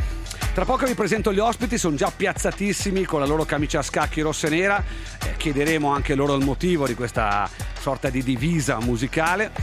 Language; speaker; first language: Italian; native; Italian